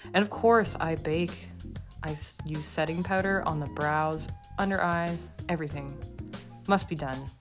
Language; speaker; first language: English; native; English